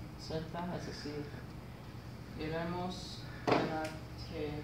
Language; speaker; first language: Spanish; non-native, learner; English